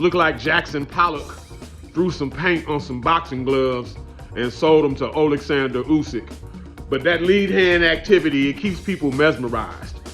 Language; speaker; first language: English; native; English